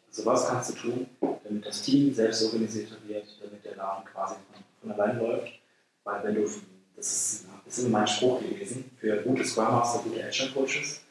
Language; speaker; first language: German; native; German